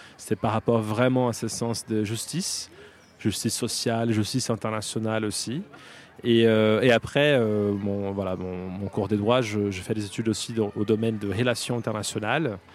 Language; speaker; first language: French; non-native, fluent; Portuguese